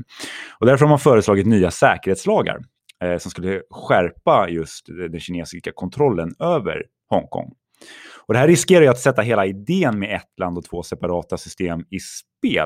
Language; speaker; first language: Swedish; native; Swedish